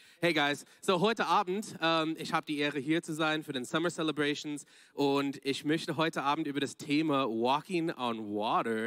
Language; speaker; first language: German; non-native, fluent; English